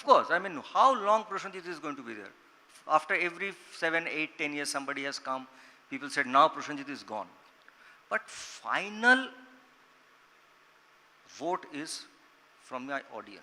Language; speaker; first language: English; non-native, local second language; Bangla